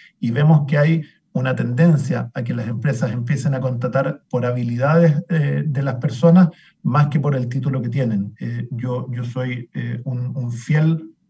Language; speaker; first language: Spanish; native; Spanish